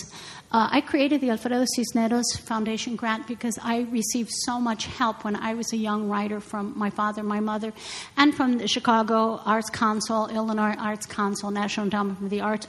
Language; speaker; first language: English; native; English